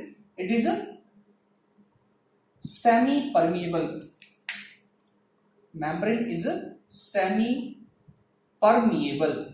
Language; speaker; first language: English; non-native, local second language; Hindi